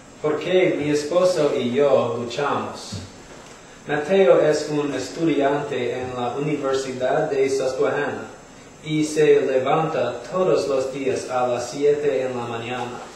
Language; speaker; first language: Spanish; non-native, learner; English